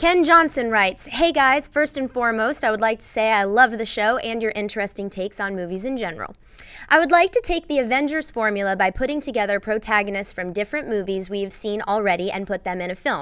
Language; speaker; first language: English; native; English